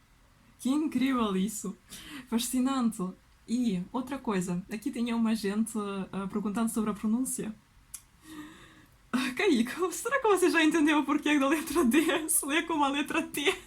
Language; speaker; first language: Portuguese; non-native, fluent; Russian